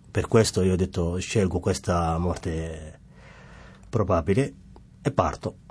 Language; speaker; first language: Italian; non-native, fluent; Somali